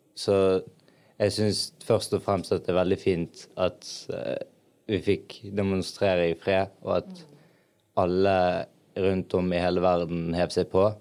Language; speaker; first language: Norwegian; early bilingual, other home language; Arabic